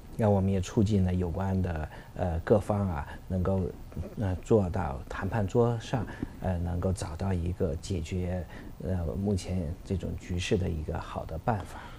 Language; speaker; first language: Chinese; native; Chinese